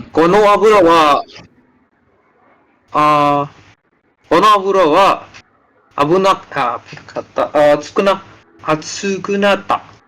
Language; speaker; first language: Japanese; non-native, learner; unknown